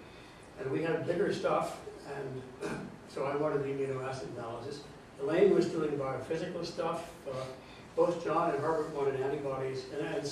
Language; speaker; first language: English; native; English